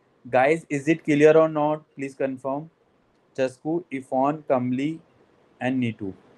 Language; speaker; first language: English; non-native, local second language; Hindi